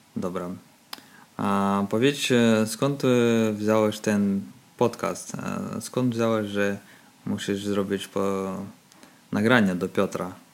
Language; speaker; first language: Polish; non-native, learner; Russian